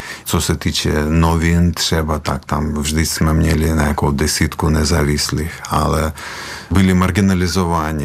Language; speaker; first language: Czech; non-native, fluent; Belarusian